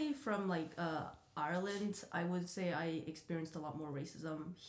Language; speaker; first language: English; native; English